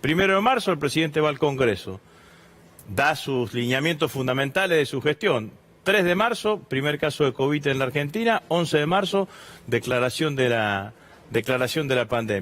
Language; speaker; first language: Spanish; native; Spanish